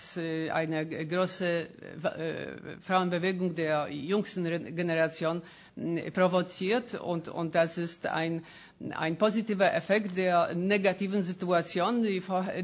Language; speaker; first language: German; non-native, fluent; Polish